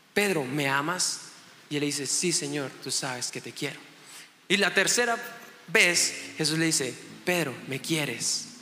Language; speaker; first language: Spanish; native; Spanish